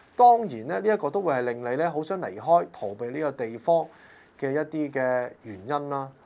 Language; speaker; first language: Cantonese; native; Cantonese